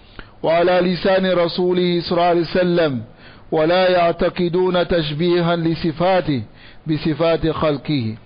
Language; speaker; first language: Arabic; non-native, fluent; Dyula